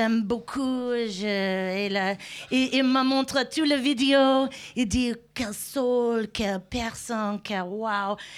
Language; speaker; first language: French; non-native, learner; English